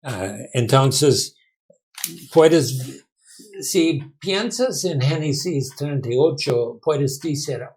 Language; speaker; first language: Spanish; non-native, learner; English